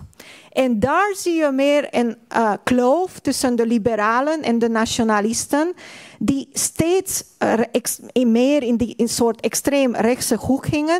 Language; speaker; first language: Dutch; non-native, fluent; Hungarian